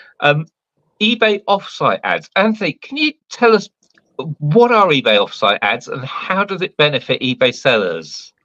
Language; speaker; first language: English; native; English